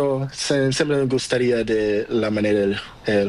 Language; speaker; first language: Spanish; non-native, learner; Portuguese